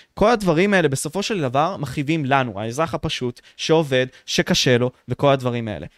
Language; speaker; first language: Hebrew; native; Hebrew